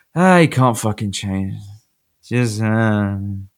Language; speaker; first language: English; native; English